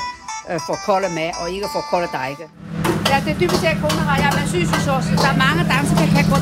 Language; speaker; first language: Danish; non-native, learner; Chinese